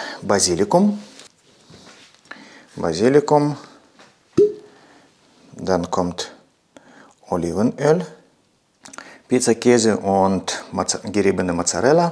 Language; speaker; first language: German; non-native, fluent; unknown